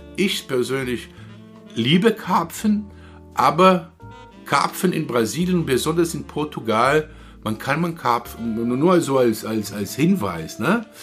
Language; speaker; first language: German; non-native, learner; Portuguese